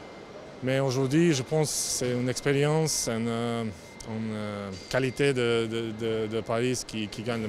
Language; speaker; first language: French; non-native, learner; Croatian